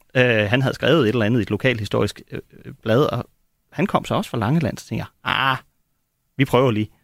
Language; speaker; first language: Danish; native; Danish